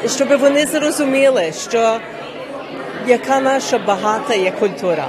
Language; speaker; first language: Ukrainian; early bilingual, heritage; Ukrainian